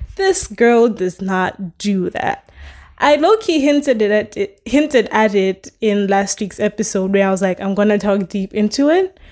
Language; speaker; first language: English; non-native, local second language; Nyanja